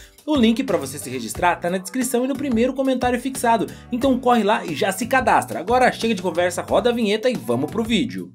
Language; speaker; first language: Portuguese; native; Portuguese